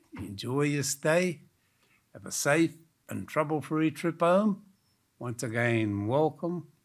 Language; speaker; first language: English; native; English